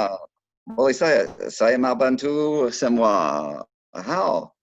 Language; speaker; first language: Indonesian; non-native, learner; English